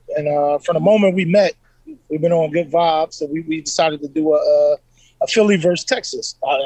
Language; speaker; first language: English; native; English